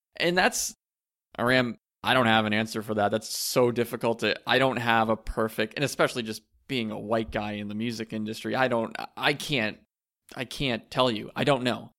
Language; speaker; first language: English; native; English